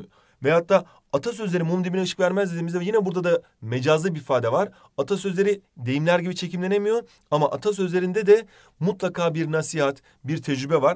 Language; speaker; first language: Turkish; native; Turkish